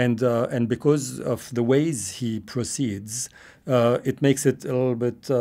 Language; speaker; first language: English; non-native, fluent; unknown